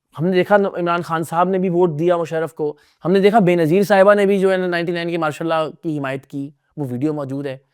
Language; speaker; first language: Urdu; native; Urdu